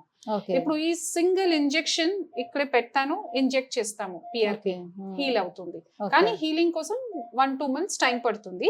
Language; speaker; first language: Telugu; non-native, fluent; Hindi